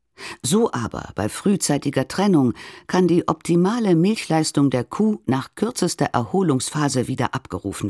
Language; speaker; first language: German; native; German